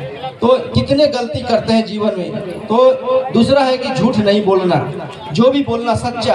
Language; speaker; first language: Hindi; native; Hindi